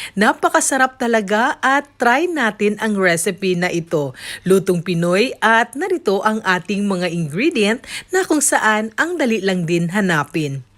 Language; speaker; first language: Filipino; native; Filipino